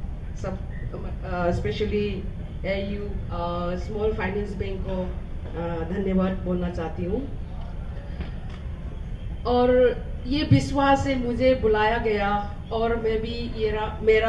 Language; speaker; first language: Hindi; non-native, local second language; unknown